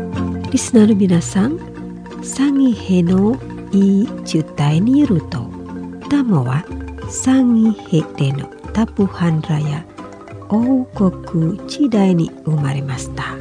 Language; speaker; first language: Japanese; non-native, fluent; Indonesian